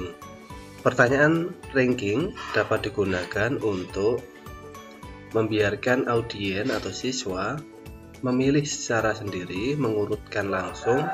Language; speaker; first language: Indonesian; native; Indonesian